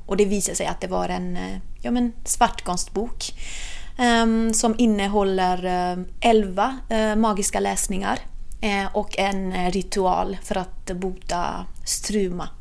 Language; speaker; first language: Swedish; non-native, fluent; Italian